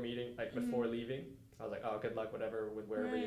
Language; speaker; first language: English; non-native, local second language; Cantonese